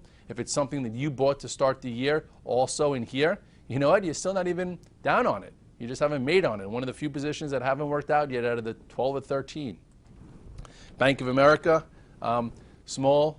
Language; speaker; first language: English; native; English